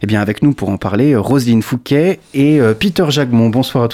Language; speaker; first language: French; native; French